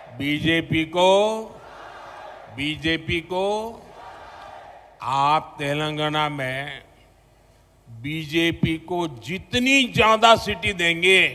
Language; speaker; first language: Hindi; non-native, local second language; Gujarati